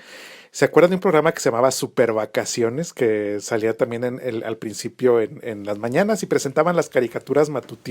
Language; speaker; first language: Spanish; native; Spanish